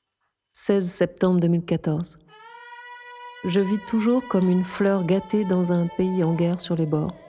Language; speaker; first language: French; native; French